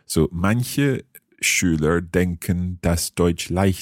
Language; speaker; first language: German; non-native, learner; English